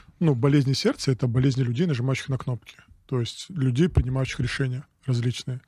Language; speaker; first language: Russian; non-native, local second language; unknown